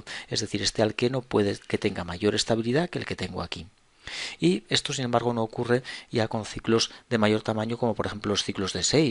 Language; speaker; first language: Spanish; native; Spanish